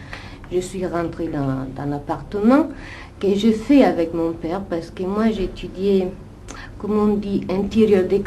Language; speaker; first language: French; non-native, fluent; Italian